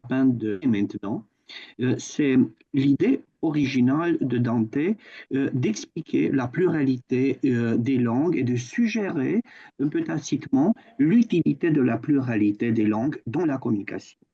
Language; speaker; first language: French; non-native, fluent; Romanian